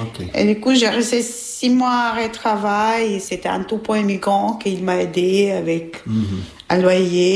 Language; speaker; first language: French; non-native, learner; Albanian